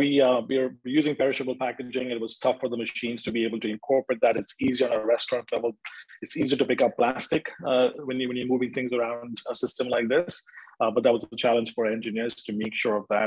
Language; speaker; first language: English; non-native, local second language; Hindi